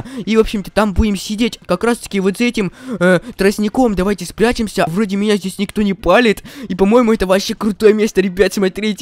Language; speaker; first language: Russian; native; Russian